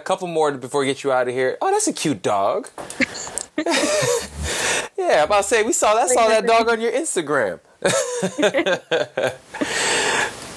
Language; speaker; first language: English; early bilingual, other home language; Spanish